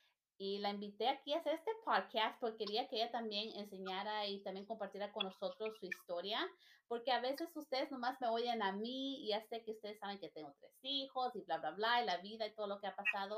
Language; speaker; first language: Spanish; native; Spanish